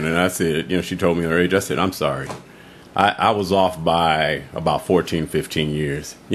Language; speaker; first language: English; native; English